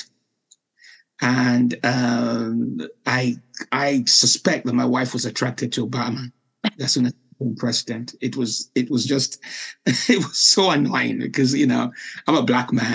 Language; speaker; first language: English; non-native, local second language; Yoruba